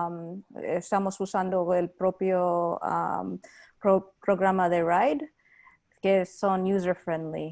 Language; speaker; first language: Spanish; non-native, learner; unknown